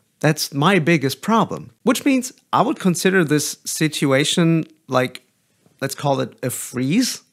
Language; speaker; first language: English; non-native, fluent; German